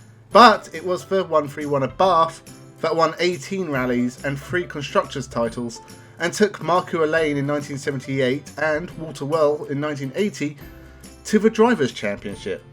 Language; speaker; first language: English; native; English